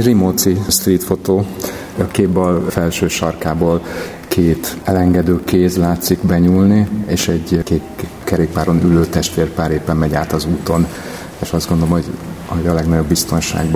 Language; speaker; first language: Hungarian; native; Hungarian